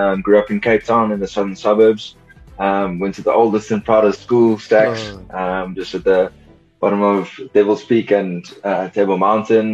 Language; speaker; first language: English; native; English